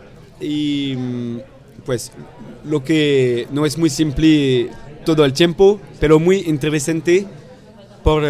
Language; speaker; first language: Spanish; non-native, fluent; French